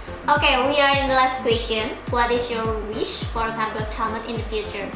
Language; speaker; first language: English; non-native, learner; Indonesian